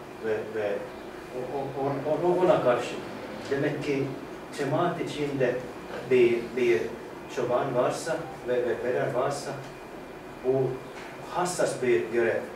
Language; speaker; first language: Turkish; non-native, learner; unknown